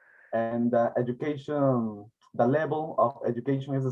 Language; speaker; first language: English; non-native, learner; Spanish